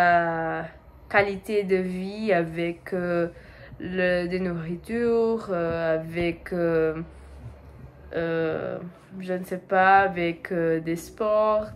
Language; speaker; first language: French; non-native, learner; Portuguese